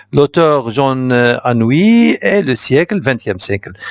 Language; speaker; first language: French; non-native, local second language; Arabic